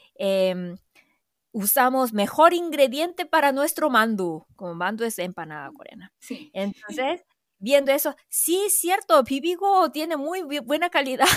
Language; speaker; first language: Spanish; non-native, fluent; Korean